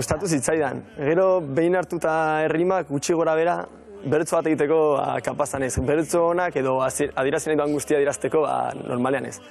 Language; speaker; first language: Basque; non-native, local second language; Spanish